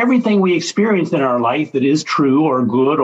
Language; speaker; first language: English; native; English